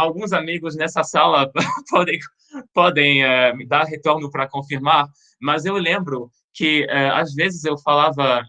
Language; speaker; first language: Portuguese; non-native, fluent; French